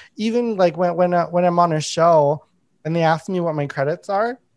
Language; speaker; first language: English; native; English